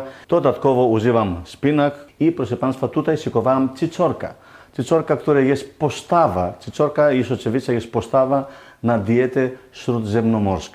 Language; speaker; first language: Polish; non-native, learner; Greek